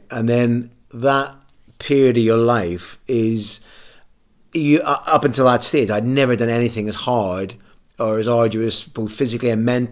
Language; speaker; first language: English; native; English